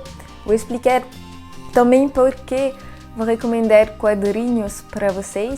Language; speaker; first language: Portuguese; non-native, fluent; French